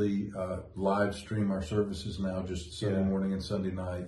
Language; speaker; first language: English; native; English